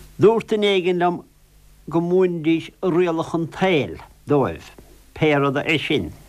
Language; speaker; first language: Irish; native; Irish